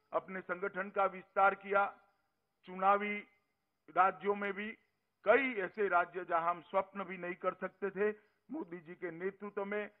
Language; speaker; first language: Hindi; non-native, local second language; Gujarati